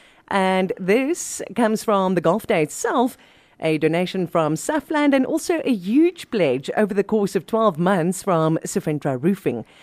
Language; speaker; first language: English; non-native, local second language; Afrikaans